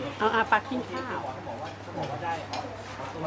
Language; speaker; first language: Thai; native; Thai